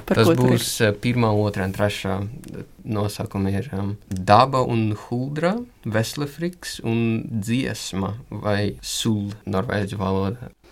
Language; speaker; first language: Latvian; early bilingual, other home language; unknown